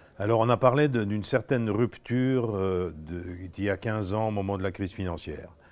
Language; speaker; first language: French; non-native, fluent; Polish